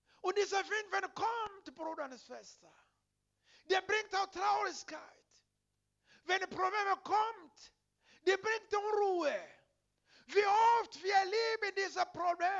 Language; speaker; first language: German; non-native, learner; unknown